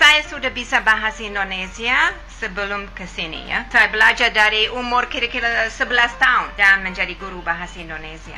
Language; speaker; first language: Indonesian; non-native, fluent; English